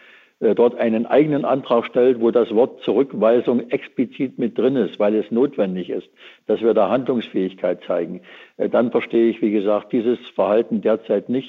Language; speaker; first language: German; native; German